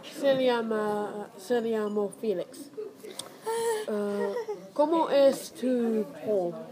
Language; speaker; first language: Spanish; non-native, learner; English